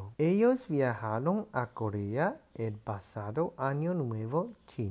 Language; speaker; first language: Spanish; non-native, learner; Chinese